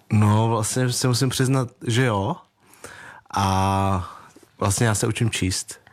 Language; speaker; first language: Czech; early bilingual, other home language; Vietnamese